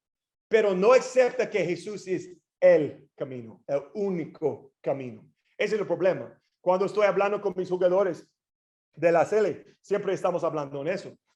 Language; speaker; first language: Spanish; non-native, fluent; English